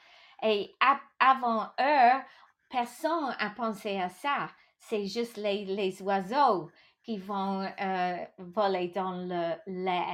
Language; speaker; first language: French; non-native, local second language; English